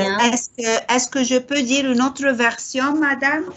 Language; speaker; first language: French; non-native, learner; Arabic